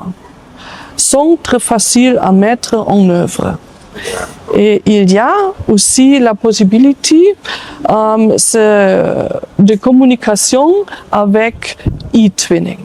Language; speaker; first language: French; non-native, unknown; German